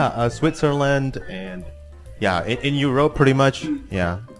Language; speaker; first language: English; non-native, fluent; Indonesian